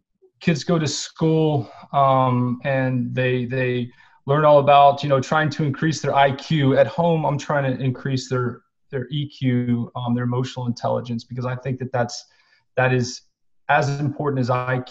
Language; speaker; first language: English; native; English